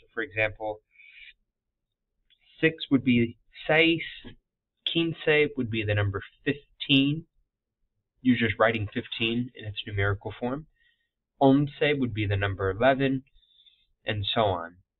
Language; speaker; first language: English; native; English